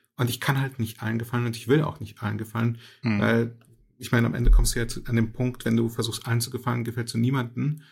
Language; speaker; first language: German; early bilingual, other home language; Russian